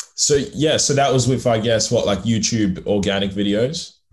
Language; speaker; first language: English; native; English